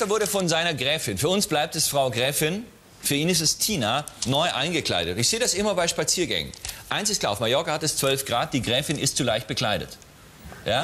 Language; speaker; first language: German; native; German